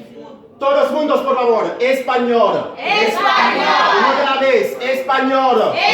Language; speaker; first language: Spanish; non-native, learner; Haitian Creole